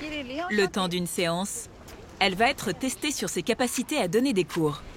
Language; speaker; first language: French; native; French